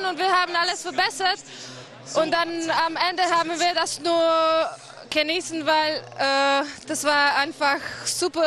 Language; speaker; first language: German; non-native, fluent; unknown